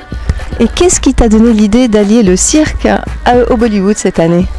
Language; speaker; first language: French; native; French